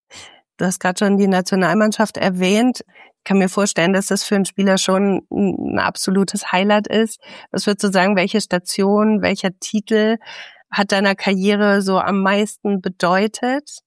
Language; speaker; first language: German; native; German